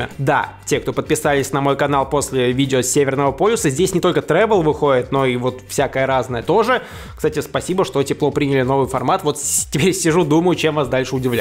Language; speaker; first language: Russian; native; Russian